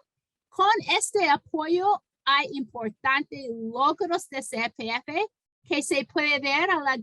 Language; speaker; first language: Spanish; non-native, fluent; English